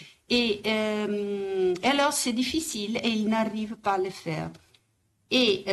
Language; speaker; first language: French; non-native, fluent; Italian